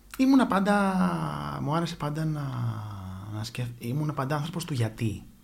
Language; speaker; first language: Greek; native; Greek